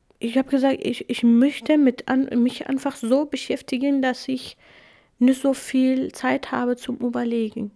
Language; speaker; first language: German; non-native, fluent; Kurdish